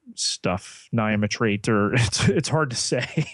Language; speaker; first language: English; native; English